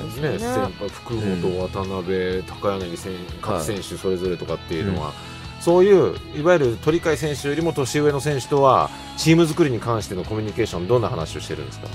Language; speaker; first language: Japanese; native; Japanese